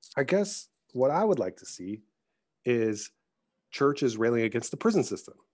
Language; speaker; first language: English; early bilingual, other home language; Arabic